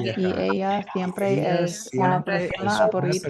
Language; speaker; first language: Spanish; non-native, learner; English